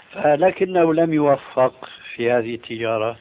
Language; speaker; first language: Arabic; early bilingual, other home language; Albanian